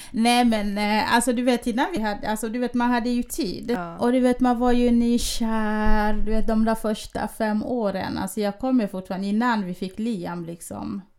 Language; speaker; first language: Swedish; early bilingual, other home language; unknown